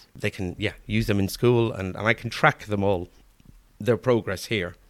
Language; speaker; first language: English; native; English